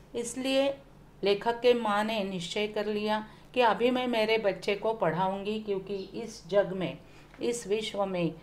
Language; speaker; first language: Hindi; non-native, local second language; Marathi